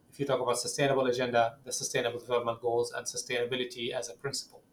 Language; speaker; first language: English; non-native, fluent; Arabic